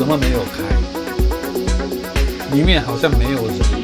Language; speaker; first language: Chinese; non-native, fluent; Japanese